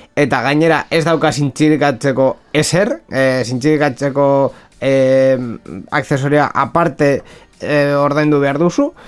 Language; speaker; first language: Basque; non-native, local second language; Spanish